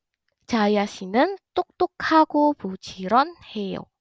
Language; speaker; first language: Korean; non-native, fluent; Indonesian